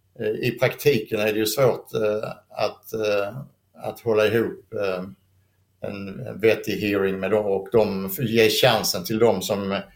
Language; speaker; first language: Swedish; native; Swedish